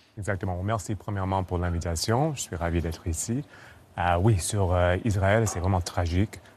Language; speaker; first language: French; non-native, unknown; English